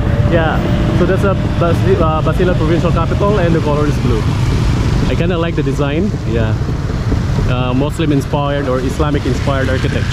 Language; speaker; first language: English; non-native, local second language; Filipino